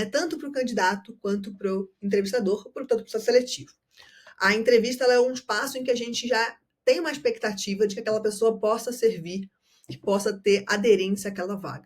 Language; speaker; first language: Portuguese; native; Portuguese